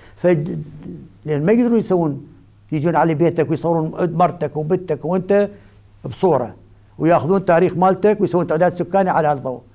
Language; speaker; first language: Arabic; native; Arabic